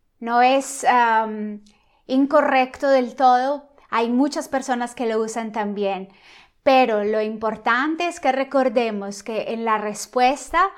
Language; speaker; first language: Spanish; non-native, fluent; Italian